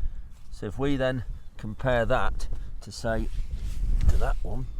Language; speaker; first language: English; native; English